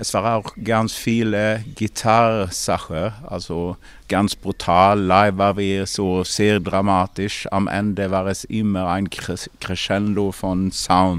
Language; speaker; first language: German; non-native, learner; Swedish